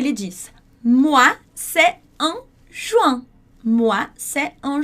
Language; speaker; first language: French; non-native, fluent; Portuguese